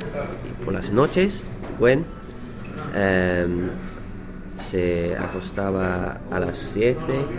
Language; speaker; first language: Spanish; non-native, learner; English